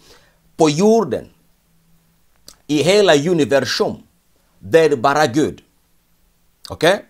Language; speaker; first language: Swedish; non-native, fluent; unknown